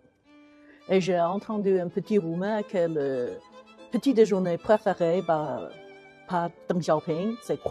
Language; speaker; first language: French; non-native, learner; Chinese